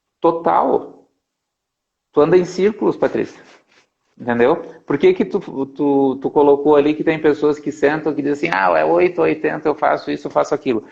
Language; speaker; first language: Portuguese; native; Portuguese